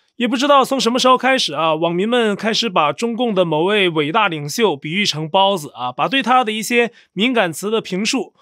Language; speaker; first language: Chinese; native; Chinese